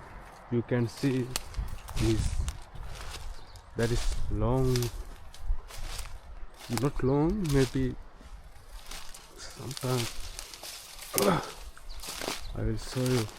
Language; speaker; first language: English; non-native, learner; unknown